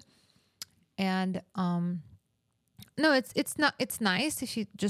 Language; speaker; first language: English; non-native, fluent; Russian